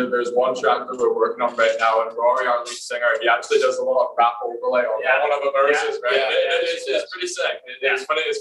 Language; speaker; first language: English; native; English